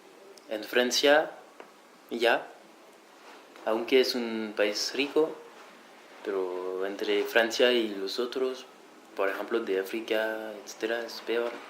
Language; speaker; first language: Spanish; non-native, fluent; French